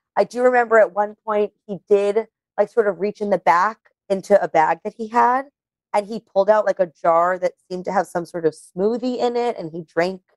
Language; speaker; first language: English; native; English